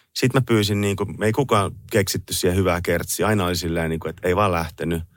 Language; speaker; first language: Finnish; native; Finnish